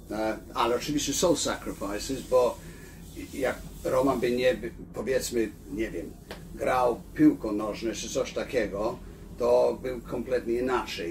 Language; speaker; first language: Polish; early bilingual, heritage; Polish